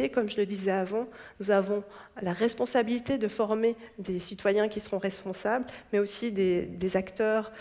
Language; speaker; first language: French; native; French